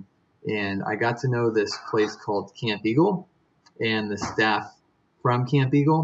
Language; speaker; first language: English; native; English